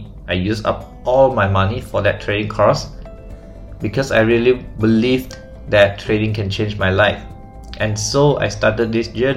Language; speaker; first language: English; non-native, local second language; Chinese